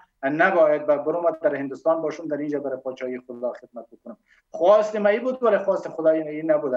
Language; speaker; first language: Persian; non-native, local second language; Pashto